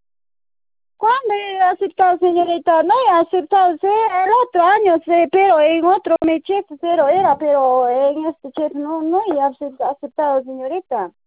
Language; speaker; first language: Spanish; non-native, local second language; Quechua